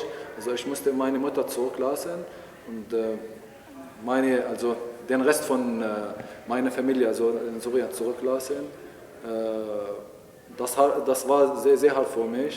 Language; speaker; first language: German; non-native, fluent; Arabic